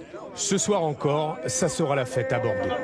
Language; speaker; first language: French; native; French